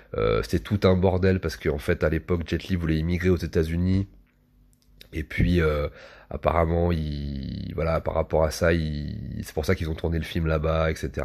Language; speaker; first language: French; native; French